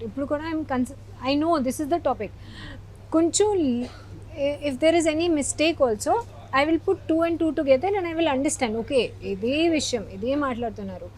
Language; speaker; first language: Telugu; non-native, learner; Hindi